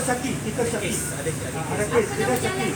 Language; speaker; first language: Malay; native; Malay